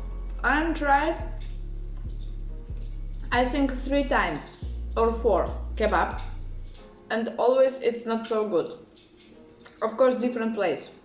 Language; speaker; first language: English; non-native, learner; Russian